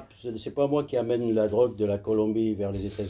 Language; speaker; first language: French; native; French